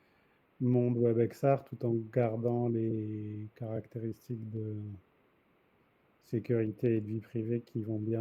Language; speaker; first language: French; native; French